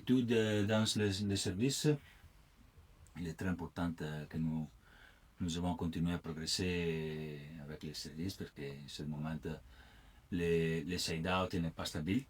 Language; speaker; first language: French; non-native, learner; Italian